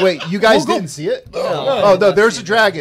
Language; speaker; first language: English; native; English